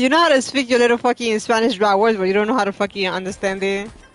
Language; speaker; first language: English; early bilingual, other home language; Spanish